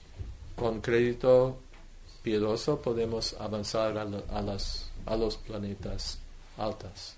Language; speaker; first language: Spanish; non-native, fluent; English